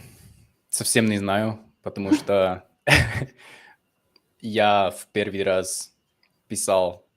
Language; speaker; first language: Russian; non-native, fluent; English